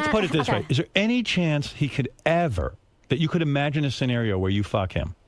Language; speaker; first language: English; native; English